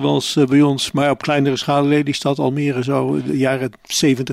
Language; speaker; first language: Dutch; native; Dutch